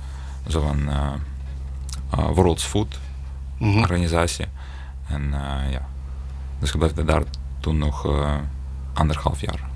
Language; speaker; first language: Dutch; non-native, learner; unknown